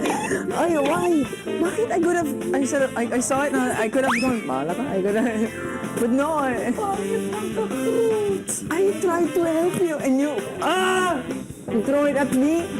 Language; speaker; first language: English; non-native, local second language; Filipino